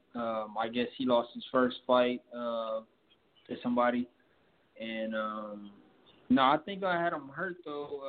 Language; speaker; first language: English; native; English